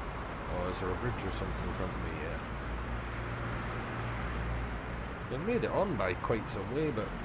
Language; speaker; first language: English; native; English